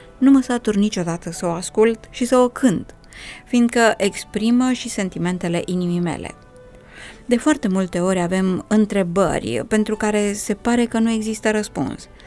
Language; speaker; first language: Romanian; native; Romanian